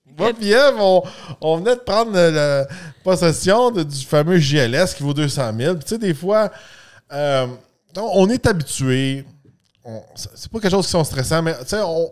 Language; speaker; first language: French; native; French